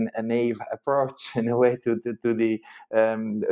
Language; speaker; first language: English; non-native, fluent; Italian